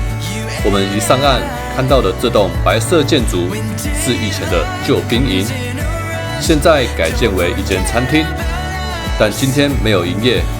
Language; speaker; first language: Chinese; native; Chinese